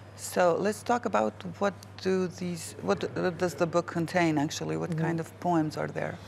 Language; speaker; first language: English; non-native, fluent; Albanian